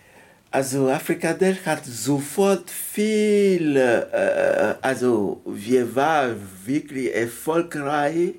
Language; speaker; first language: German; non-native, learner; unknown